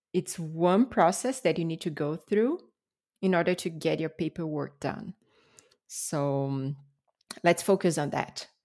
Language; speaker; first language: English; non-native, fluent; Portuguese